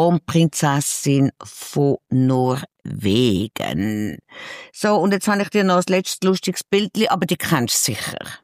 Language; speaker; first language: German; native; German